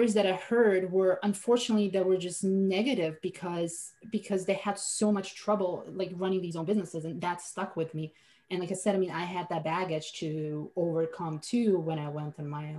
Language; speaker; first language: English; non-native, fluent; Slovenian